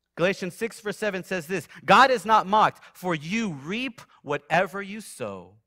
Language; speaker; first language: English; native; English